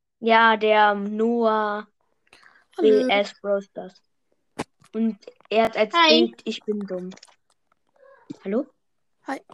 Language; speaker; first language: German; early bilingual, other home language; Vietnamese